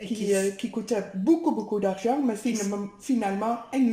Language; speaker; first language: French; non-native, fluent; Dutch